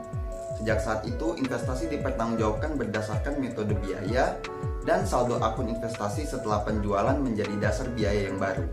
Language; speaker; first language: Indonesian; native; Indonesian